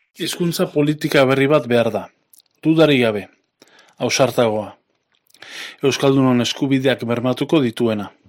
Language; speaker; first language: Basque; native; Basque